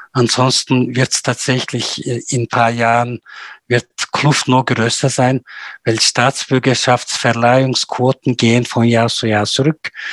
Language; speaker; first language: German; non-native, fluent; Turkish